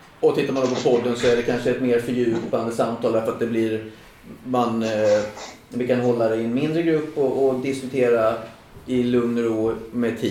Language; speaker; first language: Swedish; native; Swedish